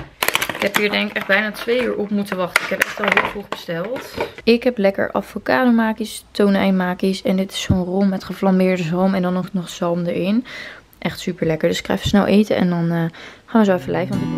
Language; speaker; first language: Dutch; native; Dutch